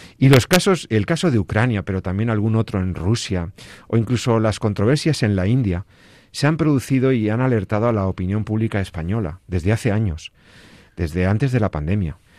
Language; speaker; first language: Spanish; native; Spanish